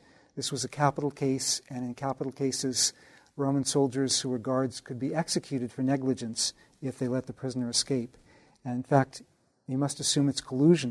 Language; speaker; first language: English; native; English